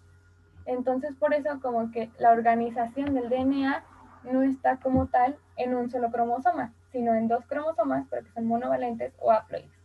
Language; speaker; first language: Spanish; native; Spanish